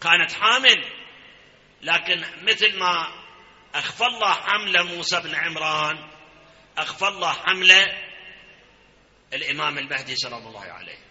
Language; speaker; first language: Arabic; native; Arabic